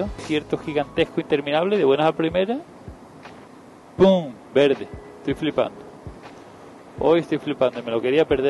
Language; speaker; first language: Spanish; native; Spanish